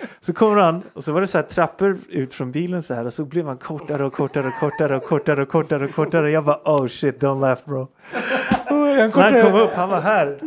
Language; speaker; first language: Swedish; early bilingual, heritage; Swedish